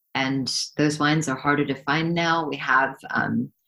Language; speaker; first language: English; native; English